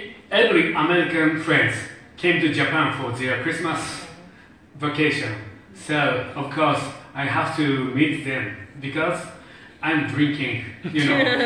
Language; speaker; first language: English; non-native, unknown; Japanese